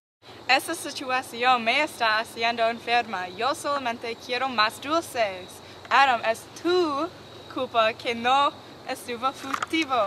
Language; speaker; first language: Spanish; non-native, learner; English